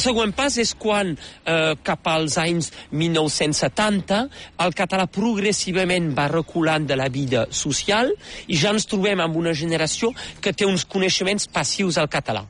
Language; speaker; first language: Catalan; native; Catalan